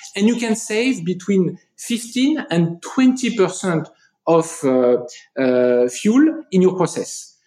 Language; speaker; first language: English; non-native, fluent; French